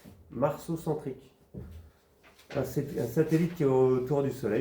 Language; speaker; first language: French; native; French